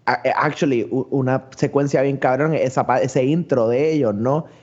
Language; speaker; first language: Spanish; early bilingual, other home language; English